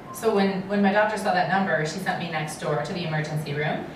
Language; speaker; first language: English; native; English